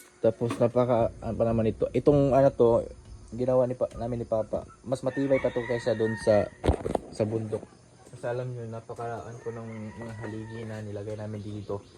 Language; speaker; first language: Filipino; non-native, local second language; Cebuano